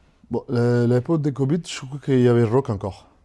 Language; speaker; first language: French; non-native, fluent; Spanish